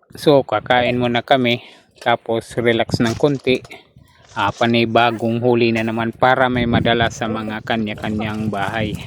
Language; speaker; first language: Filipino; non-native, local second language; Cebuano